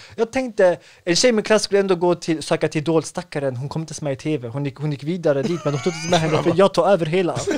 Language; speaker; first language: Swedish; early bilingual, other home language; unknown